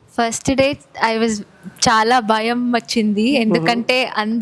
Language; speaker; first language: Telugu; non-native, learner; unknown